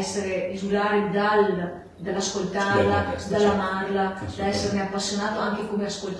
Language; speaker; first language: Italian; native; Italian